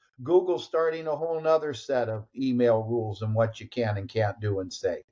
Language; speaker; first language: English; native; English